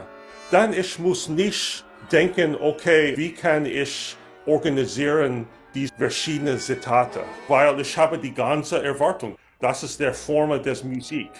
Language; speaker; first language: German; non-native, learner; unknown